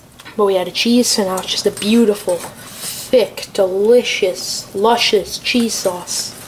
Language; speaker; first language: English; native; English